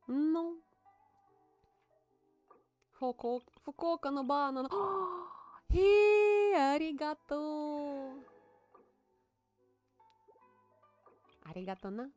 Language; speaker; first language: Japanese; non-native, learner; Russian